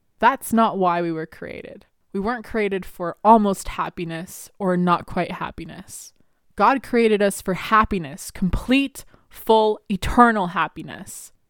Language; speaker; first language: English; early bilingual, other home language; Spanish